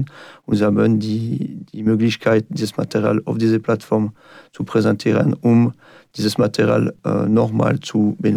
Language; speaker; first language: German; non-native, learner; French